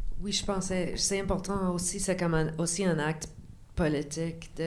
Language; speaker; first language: French; non-native, local second language; English